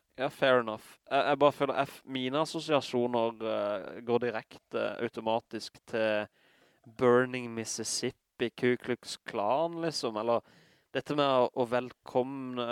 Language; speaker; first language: Norwegian; native; Norwegian